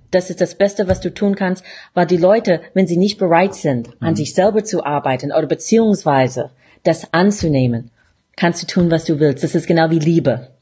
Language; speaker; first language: German; non-native, fluent; English